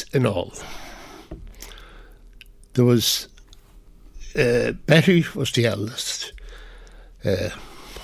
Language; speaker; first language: English; native; English